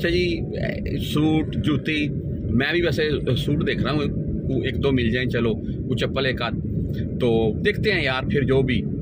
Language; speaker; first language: Urdu; non-native, local second language; Punjabi